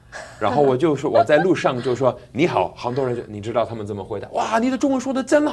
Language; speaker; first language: Chinese; non-native, fluent; English